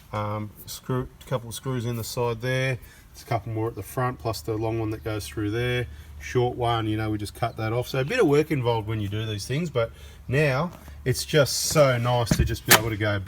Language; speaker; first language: English; native; English